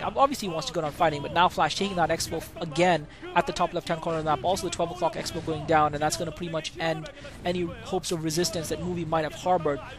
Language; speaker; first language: English; native; English